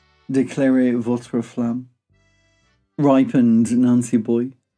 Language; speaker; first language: French; non-native, fluent; English